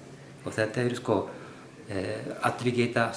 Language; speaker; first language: Icelandic; non-native, fluent; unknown